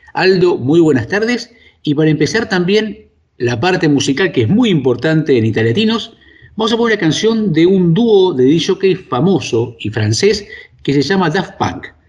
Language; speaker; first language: Spanish; native; Spanish